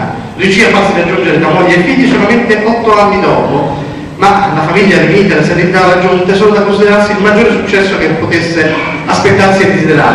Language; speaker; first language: Italian; native; Italian